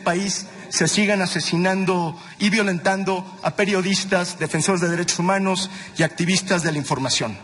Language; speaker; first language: Spanish; native; Spanish